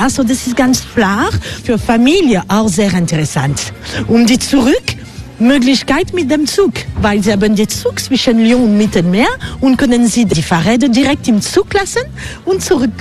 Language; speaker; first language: German; non-native, fluent; French